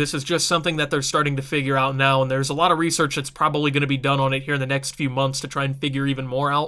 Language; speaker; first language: English; native; English